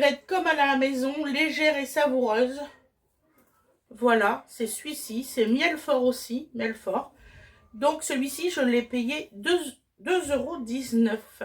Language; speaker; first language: French; native; French